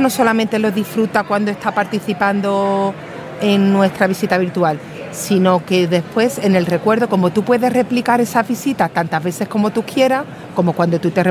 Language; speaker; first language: Spanish; native; Spanish